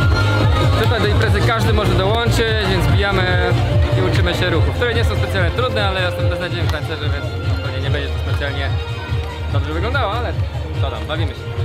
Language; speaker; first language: Polish; native; Polish